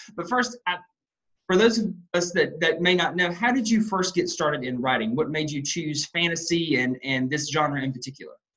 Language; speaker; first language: English; native; English